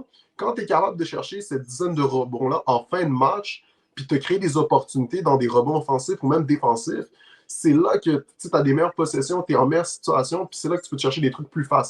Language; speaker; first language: French; native; French